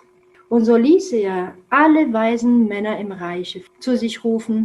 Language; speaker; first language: German; non-native, fluent; Romanian